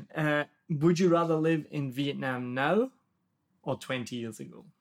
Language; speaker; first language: English; native; English